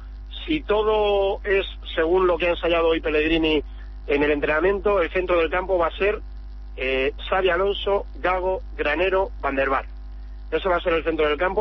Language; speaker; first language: Spanish; native; Spanish